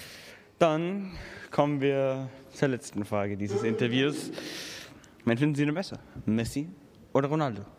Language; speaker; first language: German; native; German